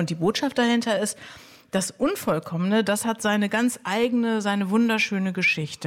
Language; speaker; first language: German; native; German